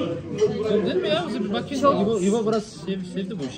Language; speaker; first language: Turkish; non-native, fluent; Kazakh